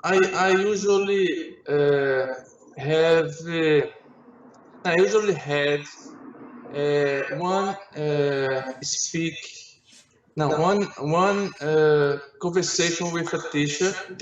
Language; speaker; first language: English; non-native, learner; Portuguese